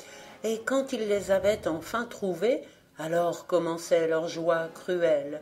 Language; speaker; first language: French; native; French